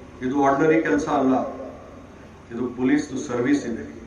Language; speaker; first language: Kannada; non-native, fluent; Hindi